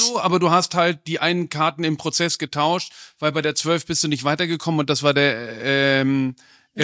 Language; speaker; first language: German; native; German